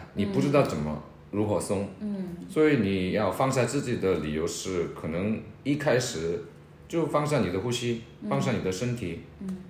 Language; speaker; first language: Chinese; non-native, fluent; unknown